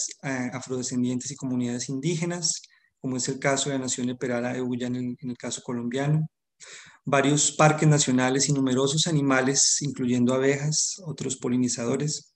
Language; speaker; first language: Spanish; native; Spanish